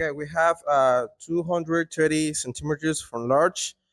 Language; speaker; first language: English; non-native, fluent; Spanish